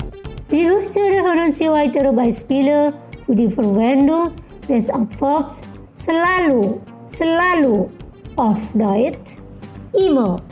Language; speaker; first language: German; non-native, fluent; Indonesian